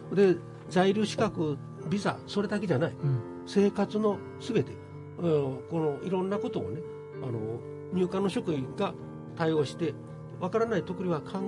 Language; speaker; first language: Japanese; native; Japanese